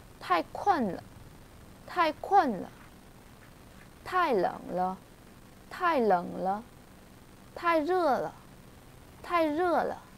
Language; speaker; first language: Chinese; non-native, fluent; Vietnamese